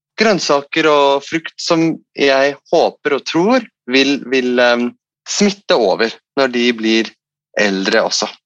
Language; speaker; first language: Norwegian; non-native, fluent; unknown